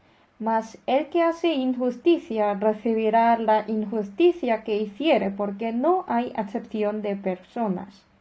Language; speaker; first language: Spanish; non-native, fluent; Korean